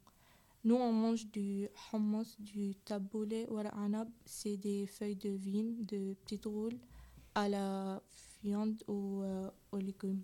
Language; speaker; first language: French; early bilingual, other home language; Arabic